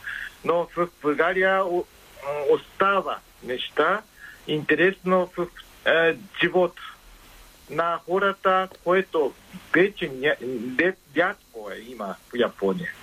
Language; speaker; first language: Bulgarian; non-native, learner; Japanese